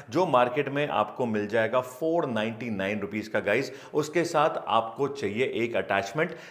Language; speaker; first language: Hindi; native; Hindi